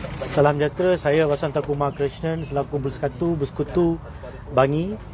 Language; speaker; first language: Malay; non-native, local second language; Tamil